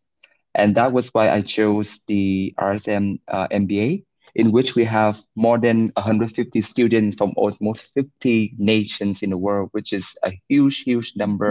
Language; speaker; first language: English; non-native, fluent; Vietnamese